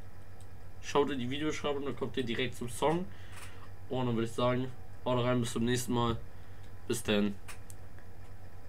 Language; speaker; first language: German; native; German